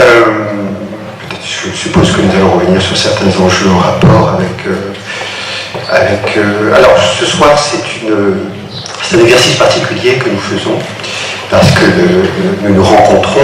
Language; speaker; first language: French; native; French